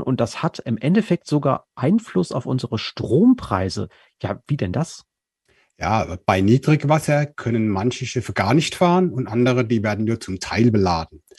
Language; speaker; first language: German; native; German